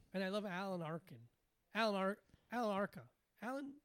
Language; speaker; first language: English; native; English